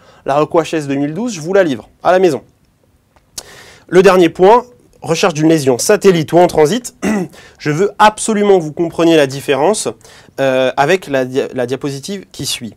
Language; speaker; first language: French; native; French